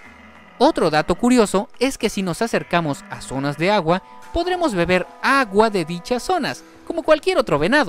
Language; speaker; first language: Spanish; native; Spanish